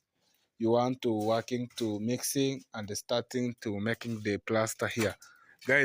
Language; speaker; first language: English; non-native, learner; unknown